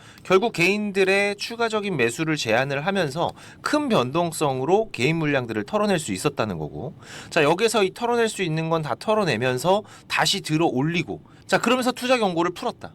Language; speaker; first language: Korean; native; Korean